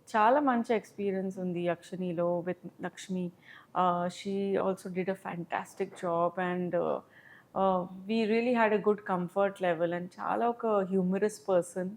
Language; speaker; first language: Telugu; non-native, local second language; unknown